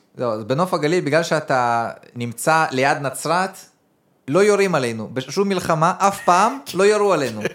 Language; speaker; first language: Hebrew; early bilingual, other home language; Russian